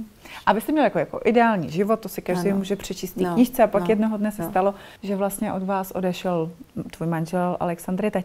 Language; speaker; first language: Czech; native; Czech